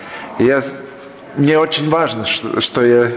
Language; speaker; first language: Russian; non-native, local second language; Latvian